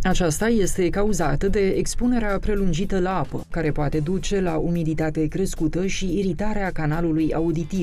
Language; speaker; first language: Romanian; native; Romanian